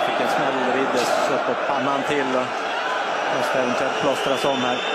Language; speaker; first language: Swedish; native; Swedish